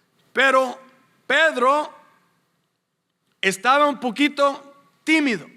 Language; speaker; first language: Spanish; non-native, fluent; English